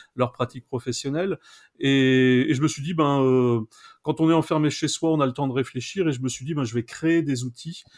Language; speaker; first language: French; native; French